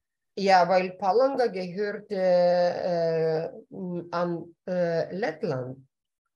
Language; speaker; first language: German; non-native, fluent; Lithuanian